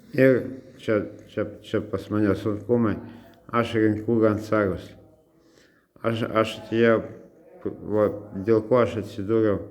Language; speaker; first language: Lithuanian; non-native, local second language; Russian